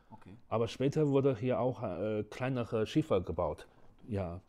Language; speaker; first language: German; non-native, fluent; Chinese